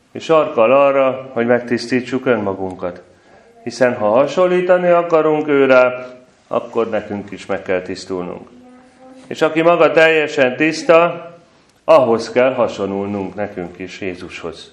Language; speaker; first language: Hungarian; native; Hungarian